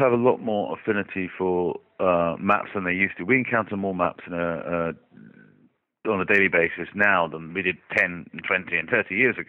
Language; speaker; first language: English; native; English